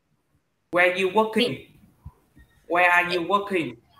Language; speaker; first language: English; non-native, learner; Vietnamese